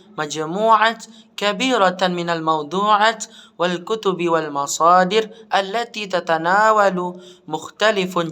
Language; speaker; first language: Arabic; non-native, learner; Indonesian